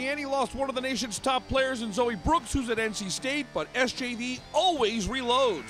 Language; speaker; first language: English; native; English